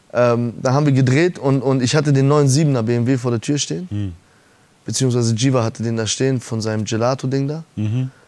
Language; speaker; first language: German; early bilingual, other home language; Persian